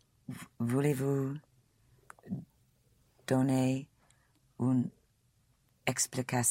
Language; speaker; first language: French; non-native, learner; English